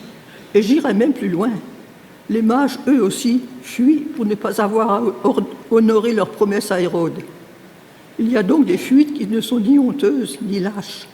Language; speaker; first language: French; native; French